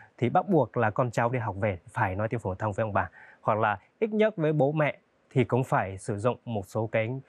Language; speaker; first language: Vietnamese; non-native, local second language; Hmong